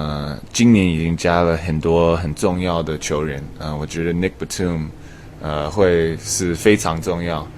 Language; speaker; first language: Chinese; early bilingual, heritage; English